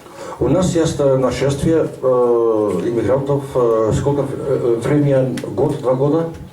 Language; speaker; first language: Russian; non-native, learner; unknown